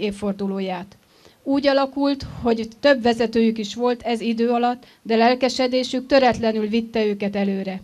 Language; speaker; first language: Hungarian; native; Hungarian